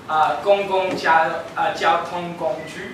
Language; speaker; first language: Chinese; non-native, learner; English